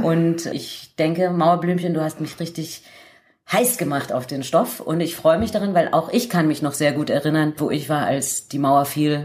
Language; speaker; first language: German; native; German